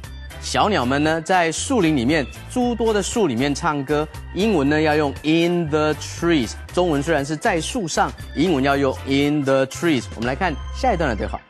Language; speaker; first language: Chinese; native; Chinese